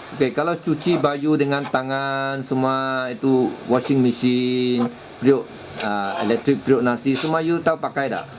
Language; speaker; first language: Malay; non-native, local second language; Chinese